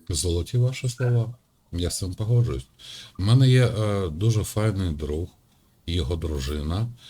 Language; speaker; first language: Ukrainian; native; Ukrainian